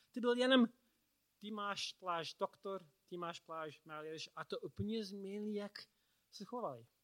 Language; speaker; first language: Czech; non-native, learner; English